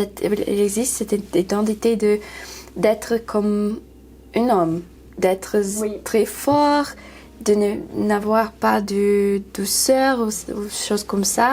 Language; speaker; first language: French; non-native, learner; English